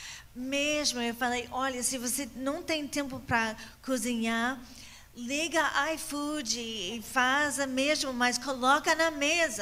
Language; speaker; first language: Portuguese; non-native, fluent; English